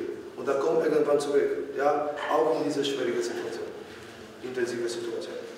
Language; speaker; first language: German; non-native, fluent; Polish